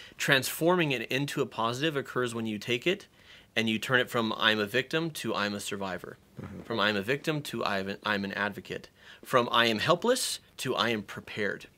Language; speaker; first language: English; native; English